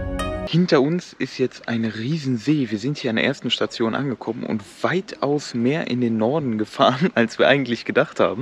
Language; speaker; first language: German; native; German